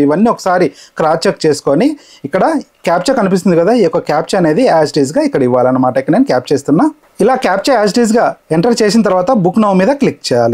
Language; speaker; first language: Telugu; native; Telugu